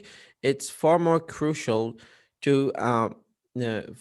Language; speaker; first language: English; non-native, fluent; Arabic